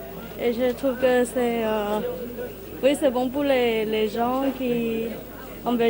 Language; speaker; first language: French; non-native, learner; Thai